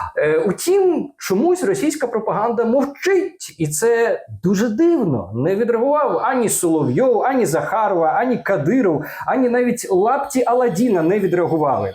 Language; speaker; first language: Ukrainian; non-native, local second language; Russian